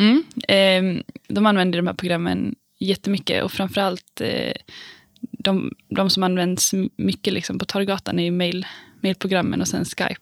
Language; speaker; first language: Swedish; native; Swedish